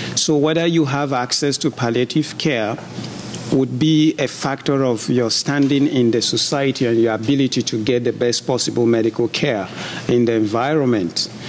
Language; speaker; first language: English; non-native, local second language; Igbo